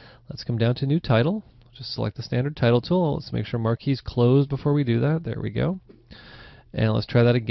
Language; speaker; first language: English; native; English